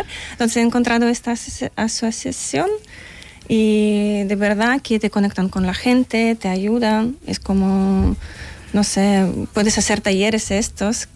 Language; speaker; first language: Spanish; non-native, learner; Ukrainian